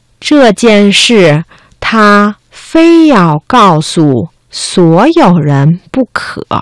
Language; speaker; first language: Chinese; non-native, fluent; Vietnamese